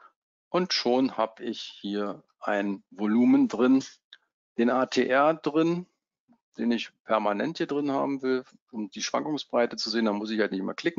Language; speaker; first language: German; native; German